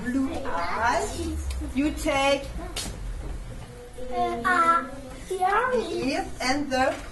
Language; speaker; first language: English; non-native, fluent; French